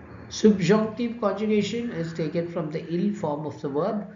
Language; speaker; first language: English; non-native, local second language; Tamil